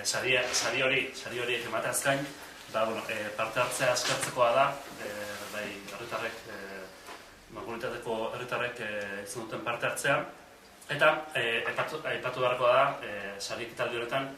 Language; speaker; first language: Basque; native; Basque